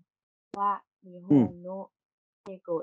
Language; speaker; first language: Japanese; non-native, learner; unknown